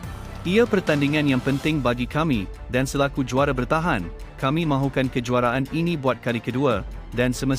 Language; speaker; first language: Malay; native; Malay